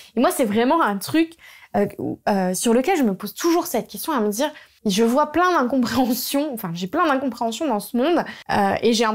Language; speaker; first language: French; native; French